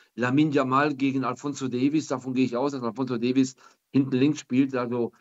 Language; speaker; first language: German; native; German